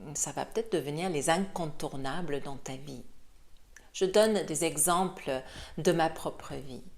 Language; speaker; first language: French; non-native, fluent; English